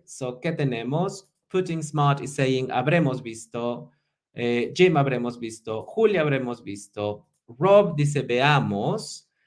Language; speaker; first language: Spanish; non-native, fluent; English